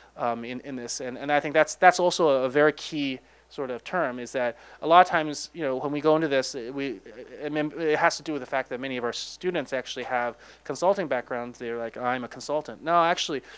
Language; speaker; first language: English; native; English